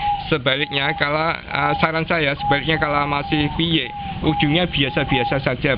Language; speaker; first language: Indonesian; non-native, local second language; Javanese